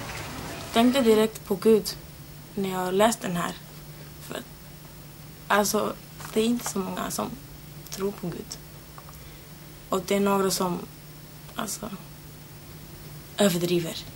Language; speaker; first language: Swedish; early bilingual, other home language; Arabic